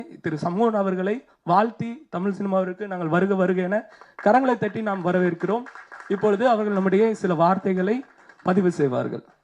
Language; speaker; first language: Tamil; native; Tamil